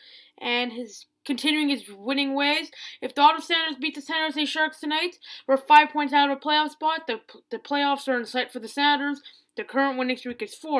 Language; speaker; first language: English; native; English